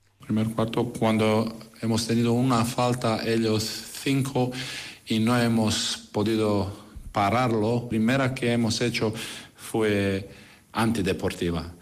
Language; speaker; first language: Spanish; non-native, learner; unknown